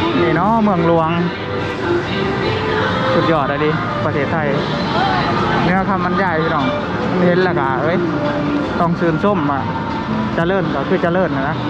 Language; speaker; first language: Thai; non-native, local second language; Northeastern Thai